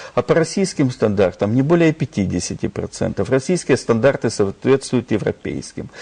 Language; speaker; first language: Russian; native; Russian